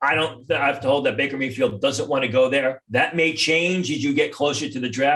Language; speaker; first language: English; native; English